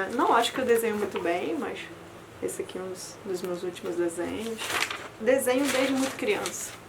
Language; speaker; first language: Portuguese; early bilingual, other home language; Spanish